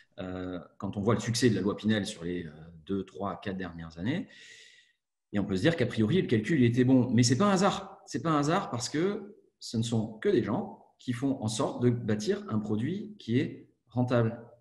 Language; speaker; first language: French; native; French